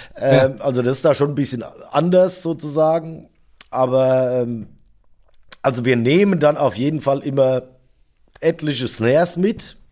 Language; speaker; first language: German; native; German